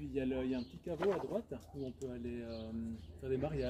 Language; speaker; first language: French; native; French